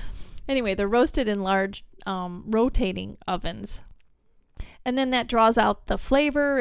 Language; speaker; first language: English; native; English